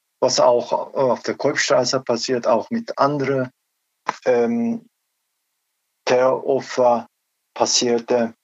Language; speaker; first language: German; non-native, learner; Turkish